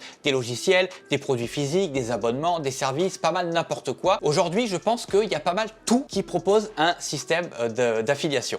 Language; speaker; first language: French; native; French